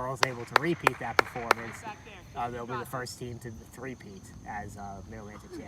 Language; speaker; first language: English; native; English